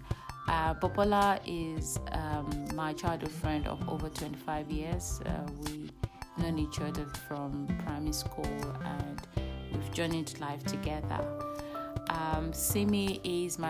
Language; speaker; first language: English; non-native, local second language; Yoruba